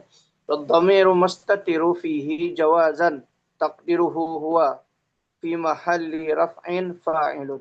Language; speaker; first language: Arabic; non-native, learner; Indonesian